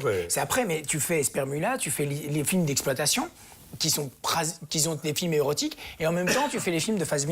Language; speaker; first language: French; native; French